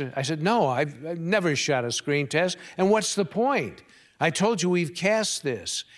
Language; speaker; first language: English; native; English